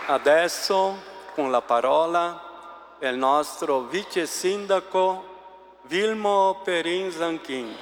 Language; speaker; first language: Italian; early bilingual, heritage; Portuguese